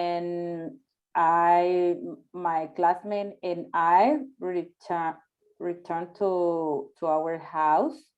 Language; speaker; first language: English; non-native, learner; Spanish